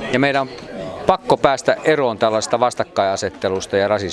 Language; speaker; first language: Finnish; native; Finnish